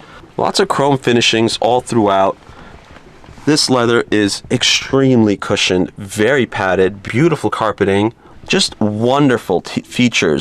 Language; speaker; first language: English; native; English